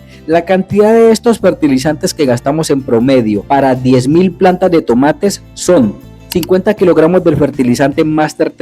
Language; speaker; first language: Spanish; native; Spanish